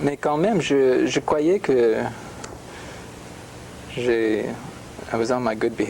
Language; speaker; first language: French; non-native, fluent; English